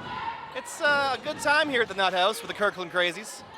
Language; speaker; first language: English; native; English